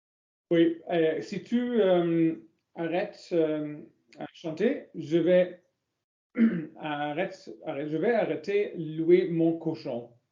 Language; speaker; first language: French; non-native, learner; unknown